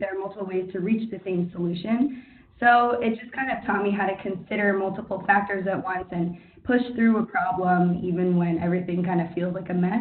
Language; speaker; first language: English; native; English